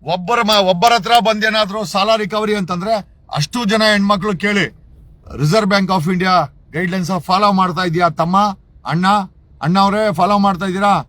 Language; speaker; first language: Kannada; native; Kannada